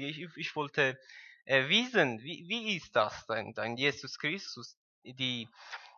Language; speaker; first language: German; non-native, learner; Persian